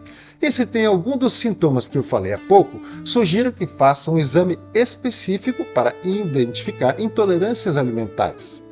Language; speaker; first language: Portuguese; native; Portuguese